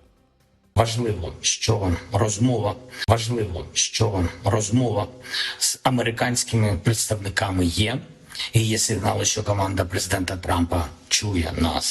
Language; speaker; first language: Ukrainian; non-native, local second language; Russian